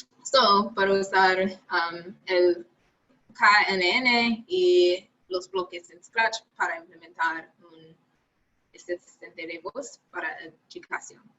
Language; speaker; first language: Spanish; non-native, learner; English